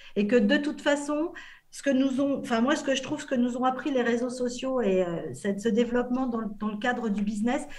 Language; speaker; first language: French; native; French